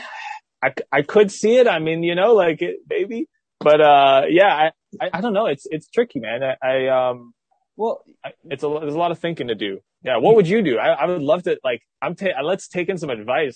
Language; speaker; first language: English; native; English